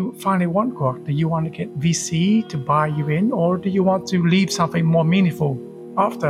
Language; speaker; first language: English; early bilingual, other home language; Vietnamese